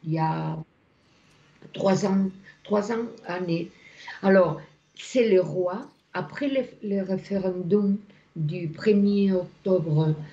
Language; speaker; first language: French; non-native, fluent; Spanish